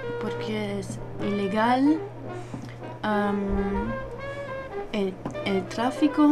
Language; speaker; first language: Spanish; non-native, learner; German